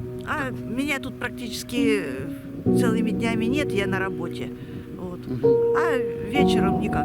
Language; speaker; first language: Russian; native; Russian